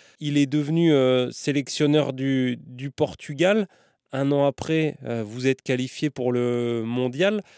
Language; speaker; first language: French; native; French